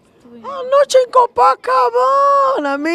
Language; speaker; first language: Spanish; non-native, learner; Portuguese